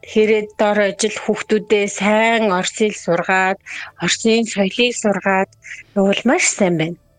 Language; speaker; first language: Mongolian; native; Mongolian